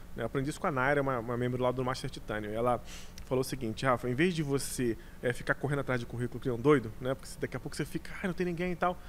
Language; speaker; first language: Portuguese; native; Portuguese